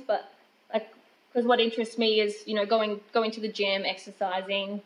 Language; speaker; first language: English; native; English